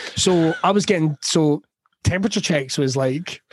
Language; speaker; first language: English; native; English